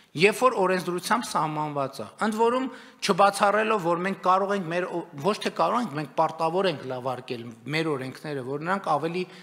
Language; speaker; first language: Armenian; native; Armenian